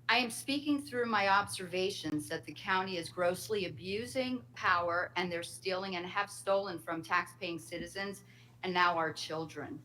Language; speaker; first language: English; native; English